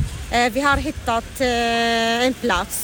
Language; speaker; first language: Swedish; non-native, learner; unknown